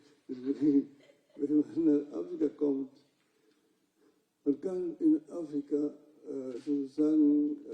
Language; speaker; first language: German; non-native, fluent; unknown